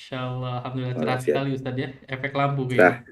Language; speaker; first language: Indonesian; native; Indonesian